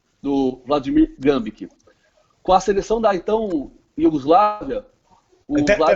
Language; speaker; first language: Portuguese; native; Portuguese